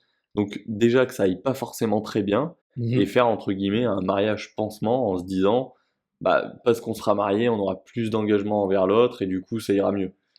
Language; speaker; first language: French; native; French